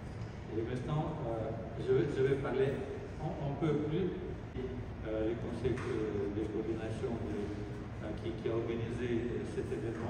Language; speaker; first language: French; non-native, fluent; Russian